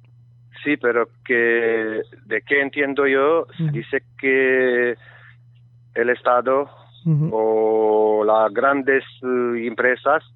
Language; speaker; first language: Spanish; non-native, learner; Romanian